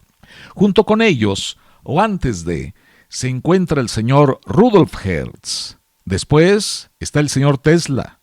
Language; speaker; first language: Spanish; native; Spanish